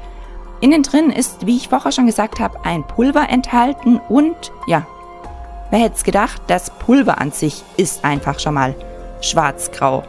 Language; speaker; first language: German; native; German